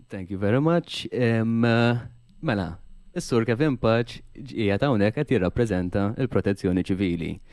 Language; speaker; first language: Maltese; native; Maltese